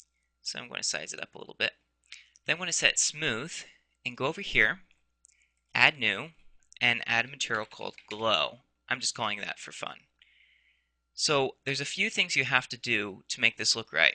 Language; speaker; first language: English; native; English